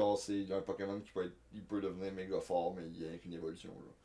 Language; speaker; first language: French; native; French